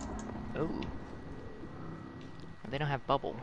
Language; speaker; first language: English; native; English